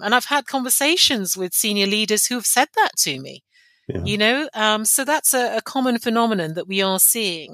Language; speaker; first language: English; non-native, local second language; Yoruba